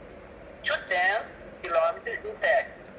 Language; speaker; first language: English; non-native, learner; Portuguese